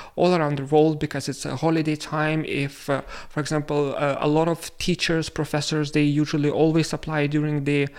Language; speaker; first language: English; non-native, fluent; Lithuanian